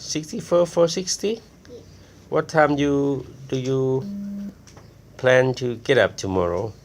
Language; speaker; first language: English; non-native, learner; Thai